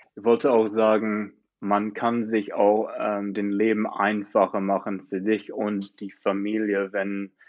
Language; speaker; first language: German; non-native, fluent; English